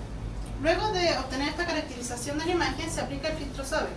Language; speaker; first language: Spanish; native; Spanish